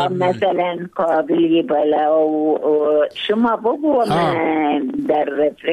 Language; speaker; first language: Persian; non-native, learner; Arabic